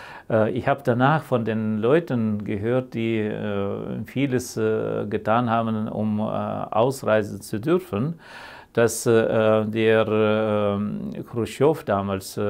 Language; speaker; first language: German; early bilingual, heritage; German